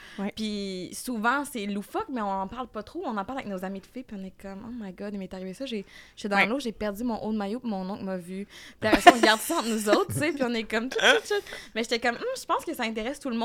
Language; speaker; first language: French; native; French